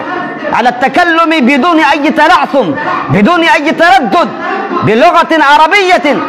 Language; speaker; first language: Arabic; non-native, fluent; Urdu